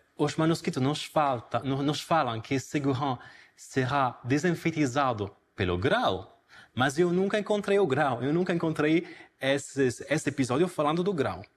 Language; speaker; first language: Portuguese; non-native, fluent; Italian